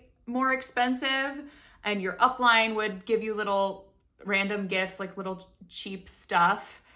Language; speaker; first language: English; native; English